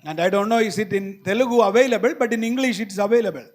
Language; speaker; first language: English; non-native, local second language; Malayalam